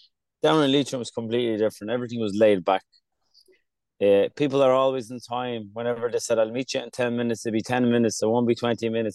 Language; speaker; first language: English; early bilingual, other home language; Kurdish